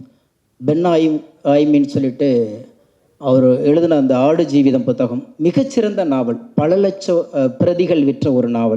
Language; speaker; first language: Tamil; native; Tamil